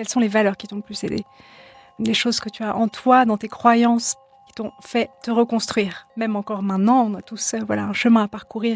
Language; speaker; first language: French; native; French